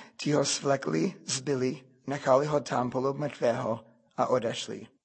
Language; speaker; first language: Czech; non-native, fluent; English